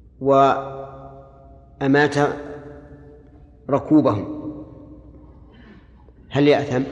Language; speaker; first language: Arabic; native; Arabic